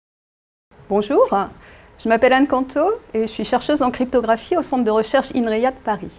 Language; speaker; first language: French; native; French